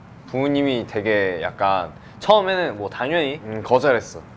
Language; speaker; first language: Korean; non-native, fluent; English